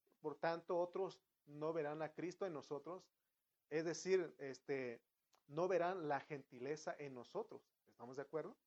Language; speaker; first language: Spanish; native; Spanish